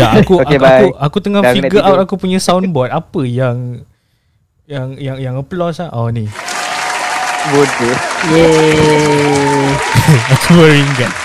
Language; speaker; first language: Malay; native; Malay